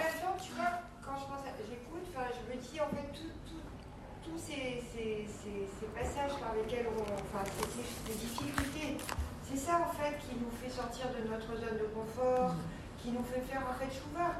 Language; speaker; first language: French; native; French